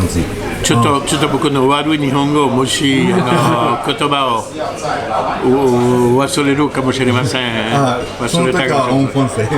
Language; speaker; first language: Japanese; non-native, learner; French